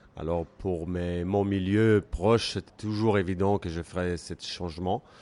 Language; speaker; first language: French; non-native, fluent; Hebrew